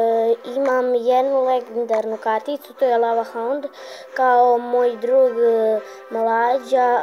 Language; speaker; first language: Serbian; early bilingual, heritage; Serbian